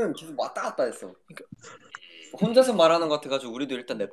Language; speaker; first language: Korean; early bilingual, heritage; Korean